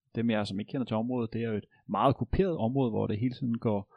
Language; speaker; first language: Danish; native; Danish